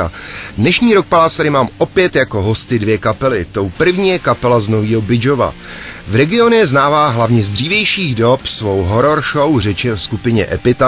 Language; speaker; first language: Czech; native; Czech